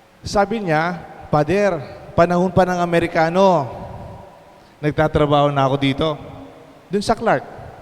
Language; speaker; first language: Filipino; non-native, local second language; Pampanga